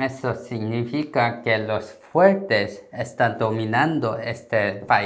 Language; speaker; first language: Spanish; non-native, learner; Korean